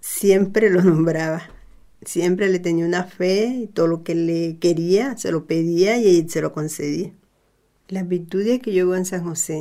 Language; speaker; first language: Spanish; native; Spanish